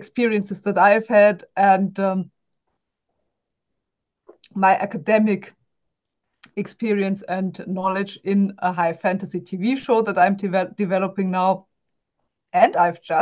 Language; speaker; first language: English; non-native, fluent; German